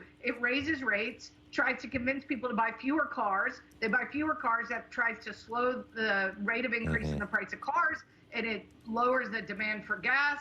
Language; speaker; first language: English; native; English